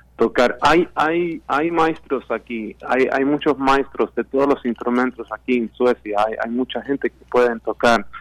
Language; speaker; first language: Spanish; non-native, fluent; Swedish